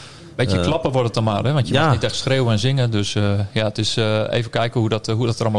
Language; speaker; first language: Dutch; native; Dutch